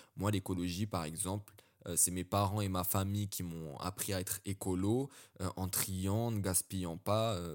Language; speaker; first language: French; early bilingual, other home language; Arabic